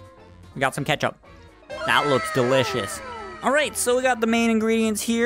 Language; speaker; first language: English; native; English